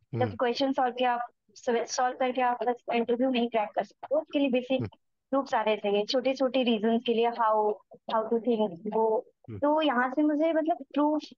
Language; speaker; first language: Hindi; native; Hindi